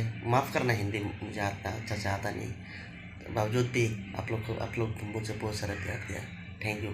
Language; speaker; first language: Hindi; non-native, local second language; Bangla